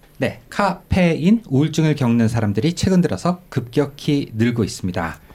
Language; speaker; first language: Korean; native; Korean